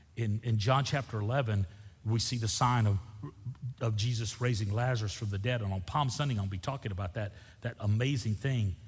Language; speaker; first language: English; native; English